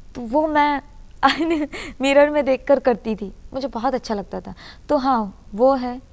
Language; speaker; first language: Hindi; non-native, local second language; Urdu